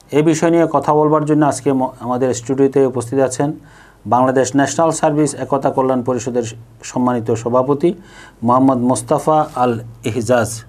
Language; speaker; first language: Bangla; native; Bangla